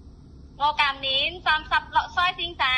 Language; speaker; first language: Cantonese; non-native, learner; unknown